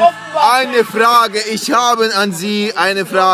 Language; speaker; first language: German; non-native, fluent; Polish